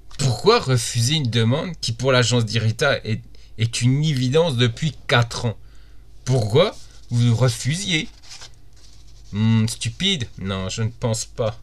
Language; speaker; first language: French; native; French